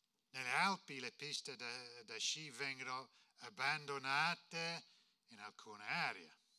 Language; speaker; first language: Italian; non-native, fluent; English